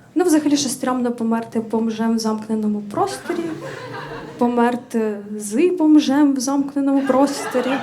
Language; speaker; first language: Ukrainian; native; Ukrainian